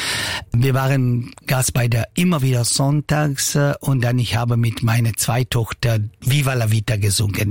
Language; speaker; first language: German; non-native, local second language; Italian